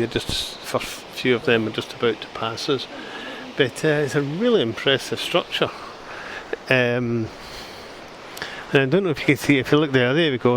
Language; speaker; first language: English; native; English